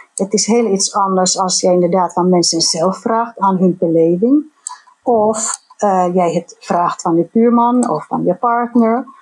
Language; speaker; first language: Dutch; non-native, fluent; Finnish